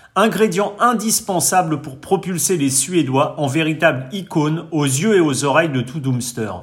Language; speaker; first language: French; native; French